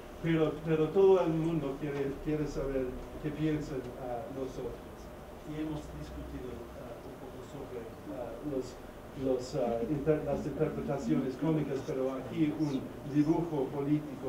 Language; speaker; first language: Spanish; non-native, fluent; English